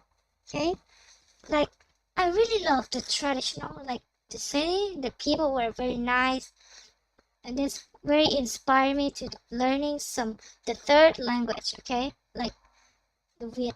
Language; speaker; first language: English; non-native, fluent; Thai